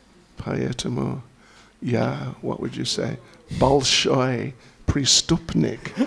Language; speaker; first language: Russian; non-native, learner; English